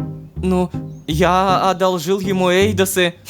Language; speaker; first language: Russian; native; Russian